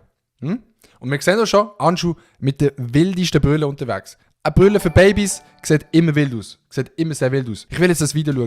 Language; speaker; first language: German; native; German